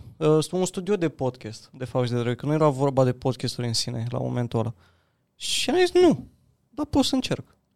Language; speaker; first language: Romanian; native; Romanian